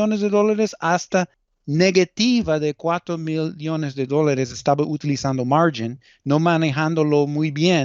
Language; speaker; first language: Spanish; early bilingual, heritage; Spanish